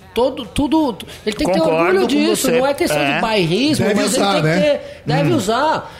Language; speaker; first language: Portuguese; non-native, fluent; French